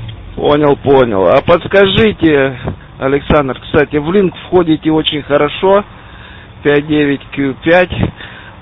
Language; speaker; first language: Russian; native; Russian